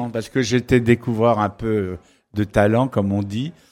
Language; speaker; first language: French; native; French